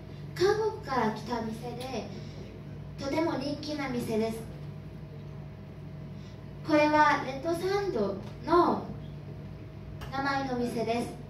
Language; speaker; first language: Japanese; non-native, learner; Thai